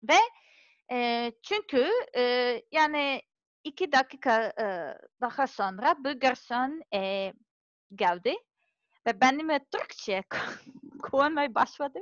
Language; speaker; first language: Turkish; non-native, learner; Serbian